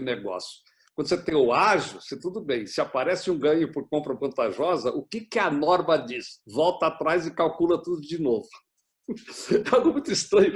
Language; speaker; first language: Portuguese; native; Portuguese